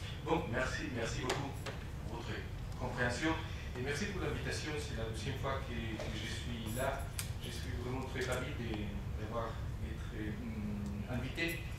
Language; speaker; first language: French; non-native, fluent; Spanish